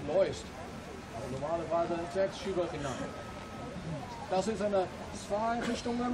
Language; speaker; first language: German; non-native, fluent; Chinese